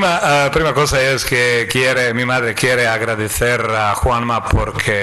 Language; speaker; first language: Spanish; non-native, fluent; Croatian